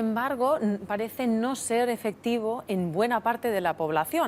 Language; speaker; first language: Spanish; native; Spanish